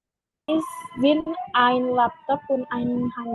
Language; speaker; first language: German; non-native, learner; Indonesian